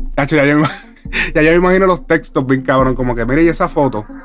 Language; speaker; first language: Spanish; native; Spanish